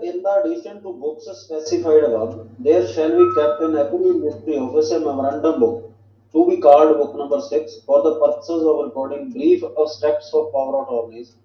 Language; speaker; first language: English; non-native, local second language; Punjabi